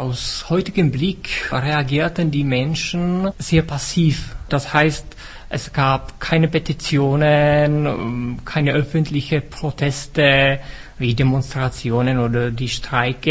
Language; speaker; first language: German; non-native, fluent; Czech